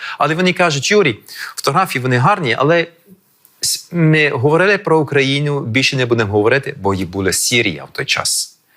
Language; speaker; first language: Ukrainian; early bilingual, heritage; French